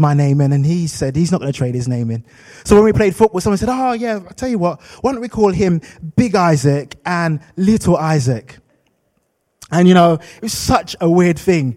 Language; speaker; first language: English; native; English